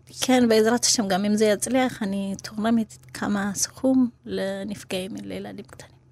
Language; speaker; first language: Hebrew; non-native, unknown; Amharic